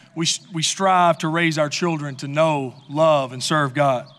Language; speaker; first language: English; native; English